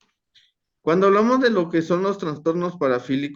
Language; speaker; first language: Spanish; native; Spanish